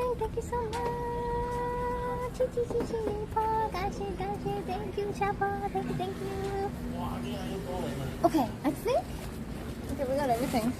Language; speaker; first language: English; non-native, fluent; Korean